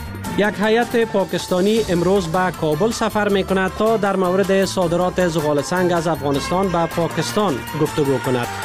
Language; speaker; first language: Persian; native; Persian